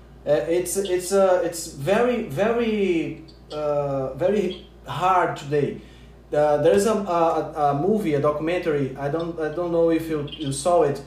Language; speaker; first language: English; non-native, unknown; Portuguese